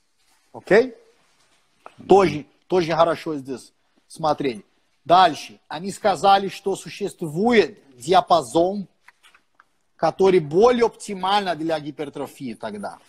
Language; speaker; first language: Russian; non-native, fluent; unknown